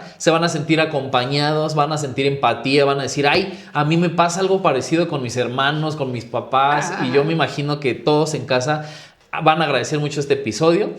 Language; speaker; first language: Spanish; native; Spanish